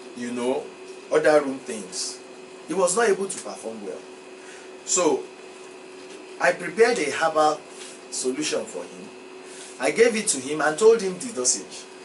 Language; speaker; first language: English; non-native, local second language; Yoruba